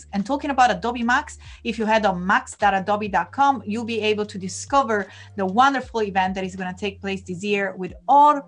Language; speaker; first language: English; non-native, fluent; Italian